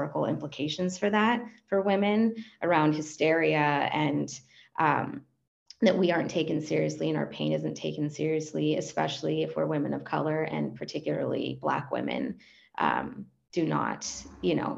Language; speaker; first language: English; non-native, fluent; Spanish